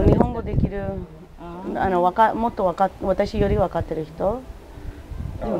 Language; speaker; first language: Japanese; non-native, learner; English